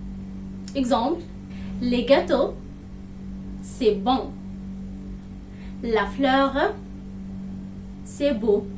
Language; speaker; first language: French; non-native, fluent; Arabic